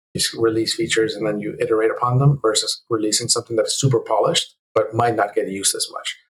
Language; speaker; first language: English; early bilingual, other home language; Spanish